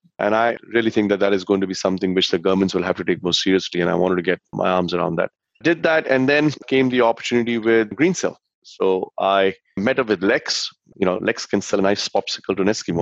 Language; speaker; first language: English; non-native, local second language; Hindi